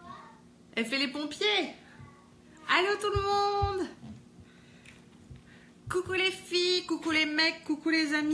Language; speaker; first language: French; native; French